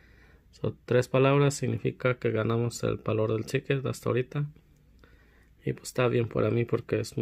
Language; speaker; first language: Spanish; early bilingual, heritage; Spanish